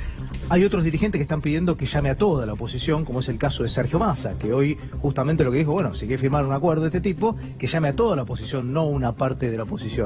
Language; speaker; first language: Spanish; native; Spanish